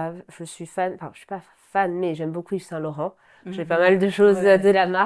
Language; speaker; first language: French; native; French